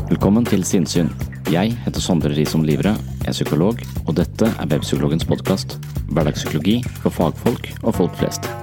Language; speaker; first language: Norwegian; native; Norwegian